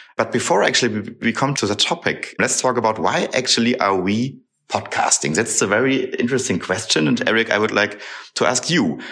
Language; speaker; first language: English; non-native, fluent; German